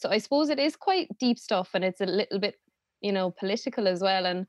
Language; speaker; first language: English; native; English